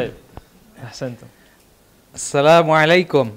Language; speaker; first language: Arabic; non-native, fluent; Indonesian